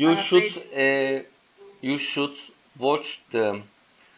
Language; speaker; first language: English; non-native, learner; Turkish